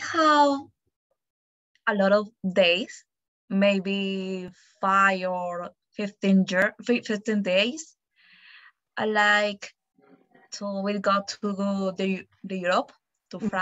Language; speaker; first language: English; non-native, learner; Spanish